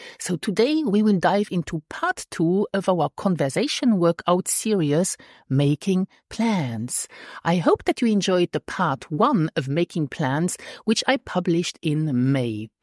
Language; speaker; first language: English; non-native, fluent; Luxembourgish